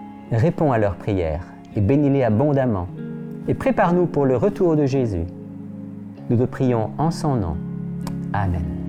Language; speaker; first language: French; native; French